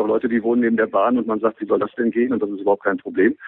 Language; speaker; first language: German; native; German